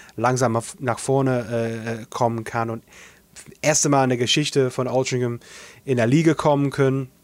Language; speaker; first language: German; non-native, fluent; English